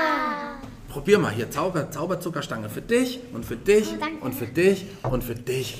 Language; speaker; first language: German; native; German